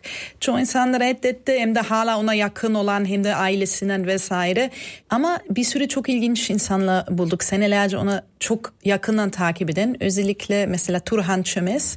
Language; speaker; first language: Turkish; non-native, fluent; German